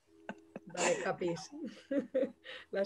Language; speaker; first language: Spanish; non-native, learner; Portuguese